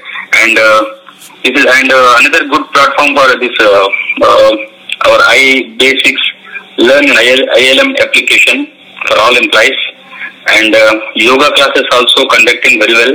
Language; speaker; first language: English; non-native, local second language; Urdu